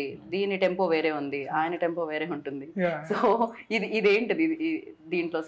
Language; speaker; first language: Telugu; native; Telugu